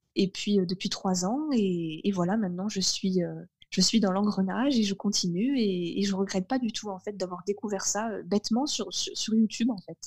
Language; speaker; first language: French; native; French